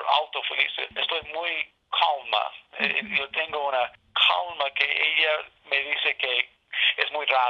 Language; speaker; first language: Spanish; non-native, learner; English